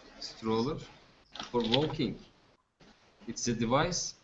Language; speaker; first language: English; non-native, fluent; Turkish